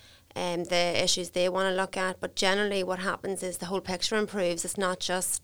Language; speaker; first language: English; native; English